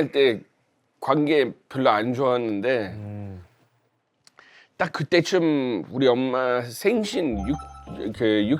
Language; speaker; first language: Korean; non-native, fluent; English